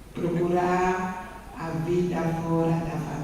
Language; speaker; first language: Portuguese; non-native, learner; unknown